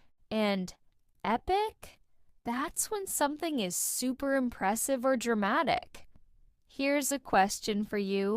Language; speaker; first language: English; non-native, fluent; Spanish